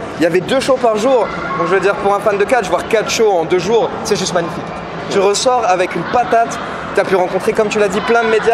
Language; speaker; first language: French; native; French